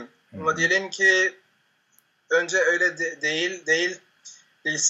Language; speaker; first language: Turkish; non-native, fluent; Spanish